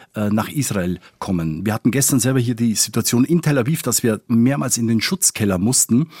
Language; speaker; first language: German; non-native, fluent; Spanish